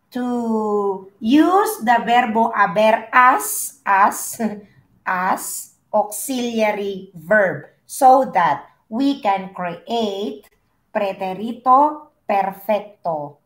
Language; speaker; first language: English; non-native, local second language; Filipino